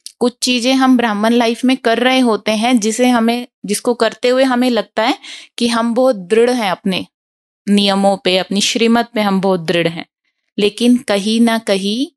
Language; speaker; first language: Hindi; native; Hindi